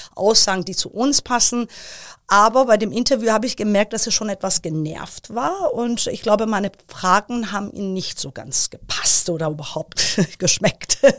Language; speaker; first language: German; early bilingual, other home language; Persian